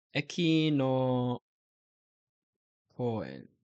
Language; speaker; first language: Japanese; non-native, learner; English